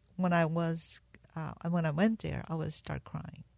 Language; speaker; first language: English; non-native, fluent; Korean